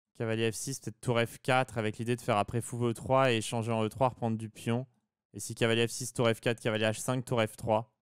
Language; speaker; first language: French; native; French